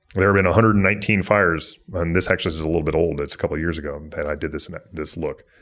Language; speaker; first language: English; native; English